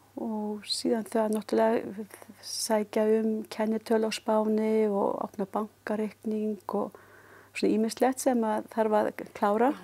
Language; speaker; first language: Icelandic; native; Icelandic